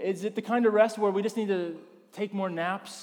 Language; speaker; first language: English; native; English